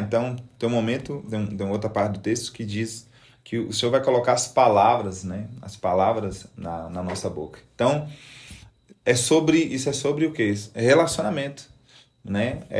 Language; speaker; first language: Portuguese; native; Portuguese